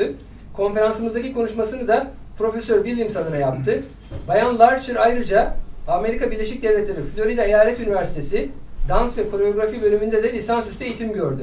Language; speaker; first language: Turkish; native; Turkish